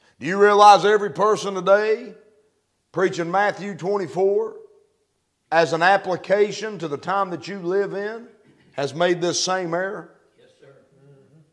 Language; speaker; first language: English; native; English